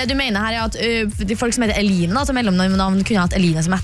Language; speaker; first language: Norwegian; native; Norwegian